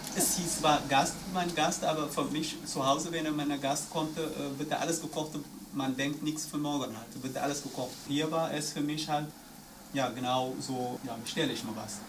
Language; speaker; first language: German; non-native, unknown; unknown